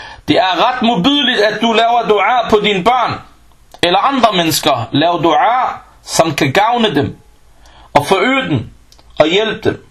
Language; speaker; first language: Danish; early bilingual, other home language; Arabic